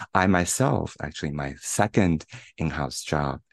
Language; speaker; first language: English; non-native, fluent; Chinese